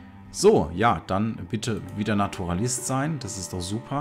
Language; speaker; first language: German; native; German